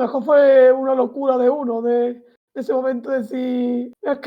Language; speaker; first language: Spanish; native; Spanish